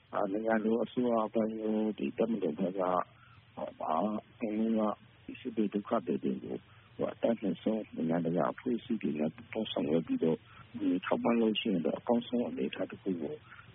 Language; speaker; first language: Burmese; native; Burmese